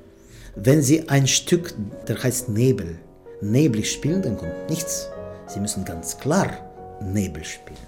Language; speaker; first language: German; non-native, fluent; Russian